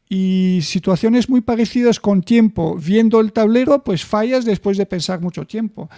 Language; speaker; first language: Spanish; non-native, fluent; Bulgarian